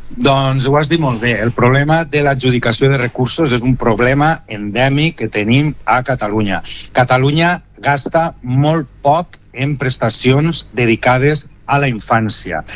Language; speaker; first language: Catalan; non-native, local second language; Spanish